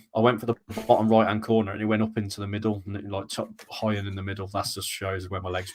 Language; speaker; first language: English; native; English